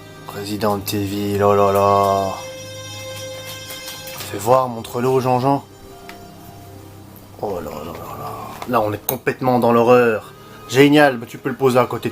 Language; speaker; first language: French; native; French